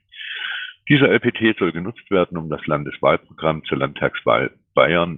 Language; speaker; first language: German; native; German